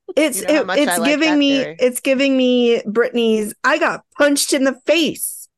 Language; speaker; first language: English; native; English